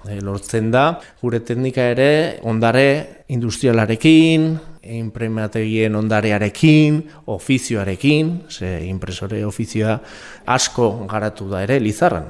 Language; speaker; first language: Basque; non-native, local second language; Spanish